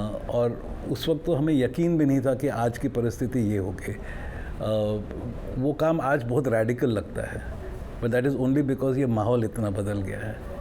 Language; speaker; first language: Hindi; native; Hindi